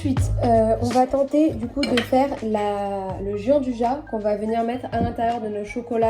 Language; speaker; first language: French; native; French